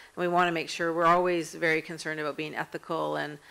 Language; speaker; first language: English; native; English